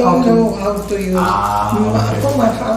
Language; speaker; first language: English; non-native, learner; Portuguese